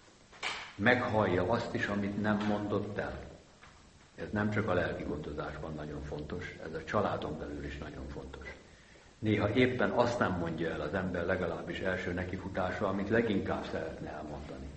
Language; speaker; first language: Hungarian; native; Hungarian